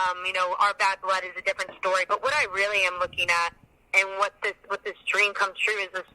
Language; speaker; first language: English; native; English